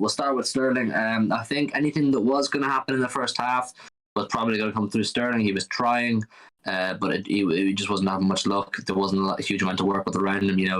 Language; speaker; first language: English; native; English